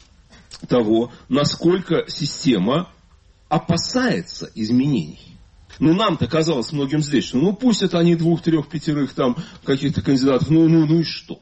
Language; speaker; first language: Russian; native; Russian